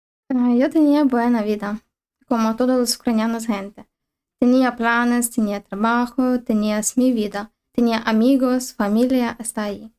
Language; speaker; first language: Spanish; non-native, learner; Ukrainian